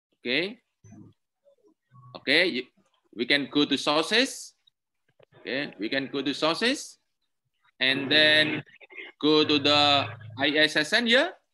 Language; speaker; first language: English; non-native, learner; Indonesian